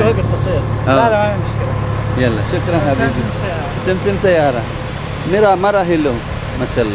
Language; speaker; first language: Arabic; non-native, learner; Filipino